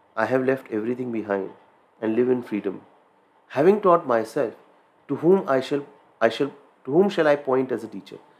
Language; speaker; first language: English; non-native, local second language; Hindi